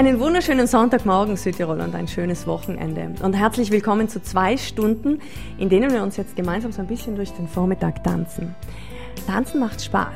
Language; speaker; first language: German; native; German